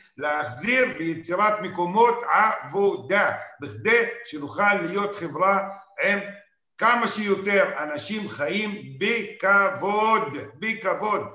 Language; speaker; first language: Hebrew; non-native, local second language; Arabic